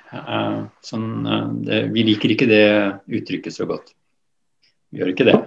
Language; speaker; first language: Norwegian; native; Norwegian